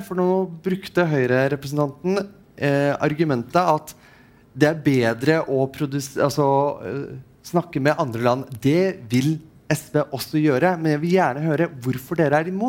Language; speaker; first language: Norwegian; non-native, fluent; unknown